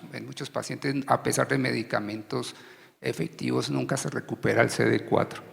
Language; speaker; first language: Spanish; native; Spanish